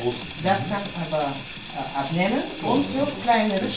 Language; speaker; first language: German; non-native, fluent; Bulgarian